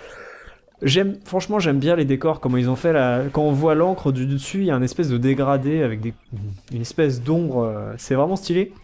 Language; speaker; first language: French; native; French